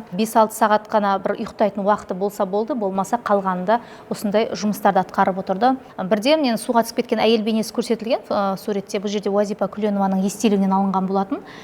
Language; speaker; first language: Kazakh; native; Kazakh